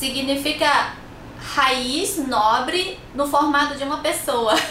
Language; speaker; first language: Portuguese; non-native, fluent; Chinese